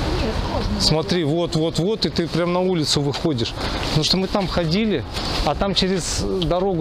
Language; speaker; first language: Russian; native; Russian